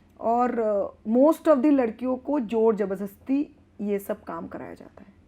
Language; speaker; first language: Hindi; non-native, local second language; Bangla